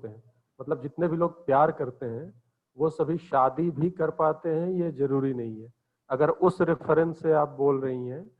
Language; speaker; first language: Hindi; native; Hindi